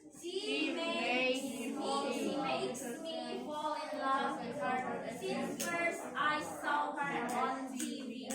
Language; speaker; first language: English; non-native, learner; Indonesian